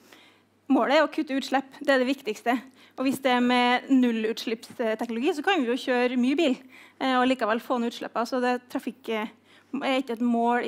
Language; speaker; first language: Norwegian; native; Norwegian